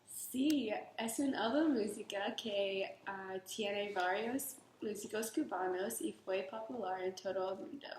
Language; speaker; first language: Spanish; non-native, learner; English